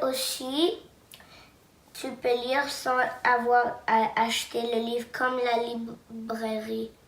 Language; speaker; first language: French; non-native, local second language; English